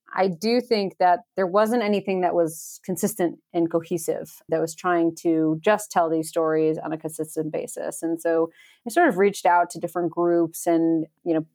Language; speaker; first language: English; native; English